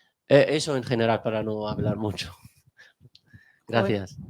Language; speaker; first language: Spanish; non-native, fluent; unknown